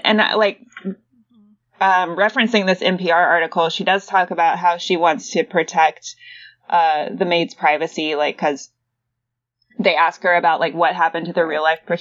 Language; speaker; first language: English; native; English